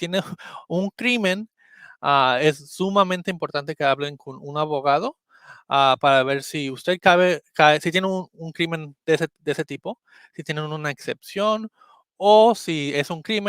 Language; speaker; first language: Spanish; early bilingual, heritage; Spanish